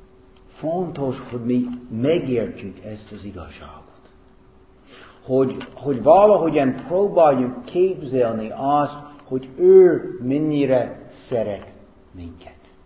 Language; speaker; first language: Hungarian; non-native, fluent; English